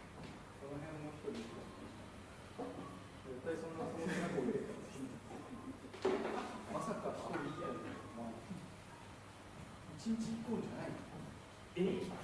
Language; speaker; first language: Japanese; native; Japanese